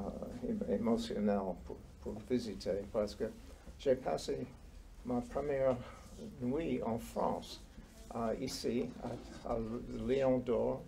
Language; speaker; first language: French; non-native, learner; English